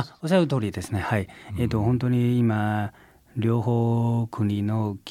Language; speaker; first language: Japanese; non-native, fluent; Chinese